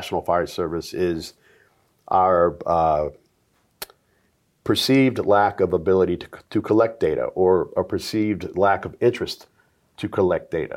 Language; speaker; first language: English; native; English